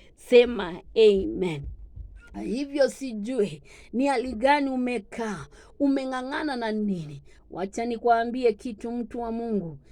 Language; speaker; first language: Swahili; non-native, local second language; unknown